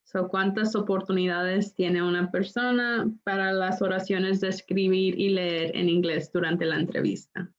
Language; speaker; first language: Spanish; non-native, local second language; English